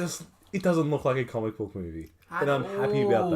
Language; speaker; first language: English; native; English